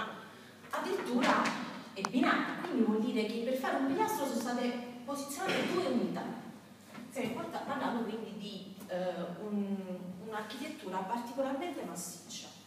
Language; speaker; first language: Italian; native; Italian